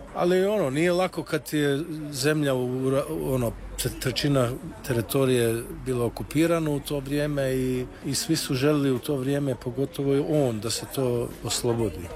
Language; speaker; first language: Croatian; early bilingual, heritage; Croatian